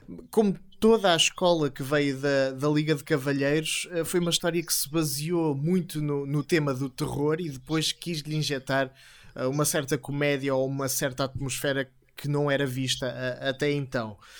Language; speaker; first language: Portuguese; native; Portuguese